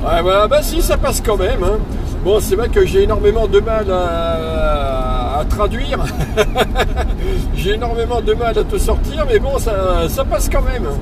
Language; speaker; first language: French; native; French